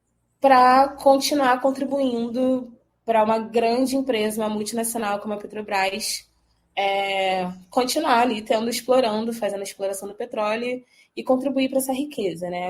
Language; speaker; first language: Portuguese; native; Portuguese